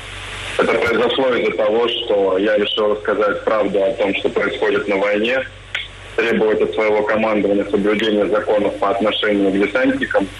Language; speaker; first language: Russian; native; Russian